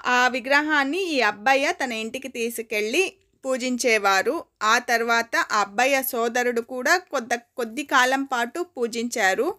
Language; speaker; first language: Telugu; non-native, local second language; Kannada